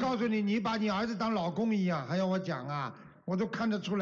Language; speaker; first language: Chinese; native; Chinese